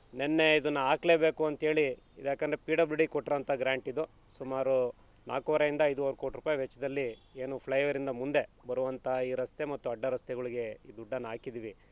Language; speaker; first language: Kannada; native; Kannada